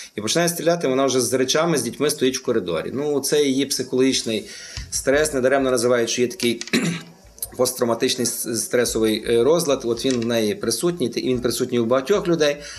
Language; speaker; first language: Ukrainian; native; Ukrainian